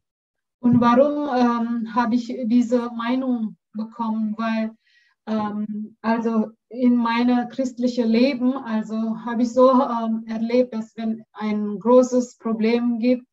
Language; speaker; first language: German; non-native, learner; Indonesian